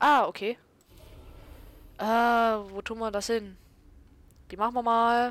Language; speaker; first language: German; native; German